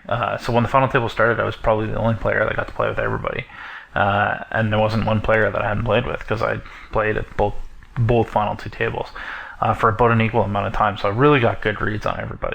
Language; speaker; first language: English; native; English